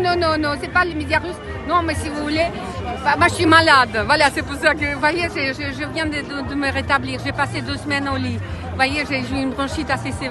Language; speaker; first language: French; non-native, fluent; Russian